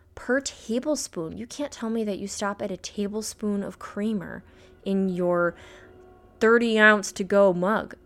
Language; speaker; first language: English; native; English